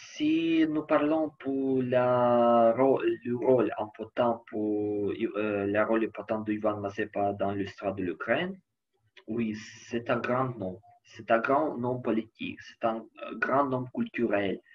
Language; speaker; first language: French; non-native, learner; Ukrainian